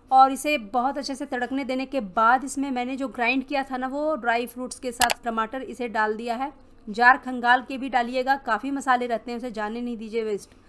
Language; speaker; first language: Hindi; native; Hindi